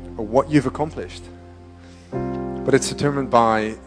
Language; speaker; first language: English; non-native, fluent; Dutch